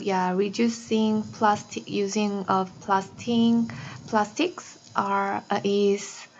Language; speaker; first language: English; non-native, learner; Korean